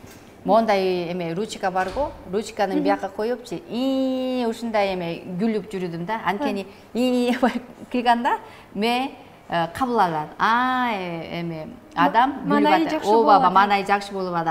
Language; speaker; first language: Kyrgyz; non-native, learner; Korean